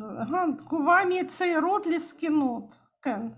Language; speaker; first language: Hebrew; non-native, fluent; Russian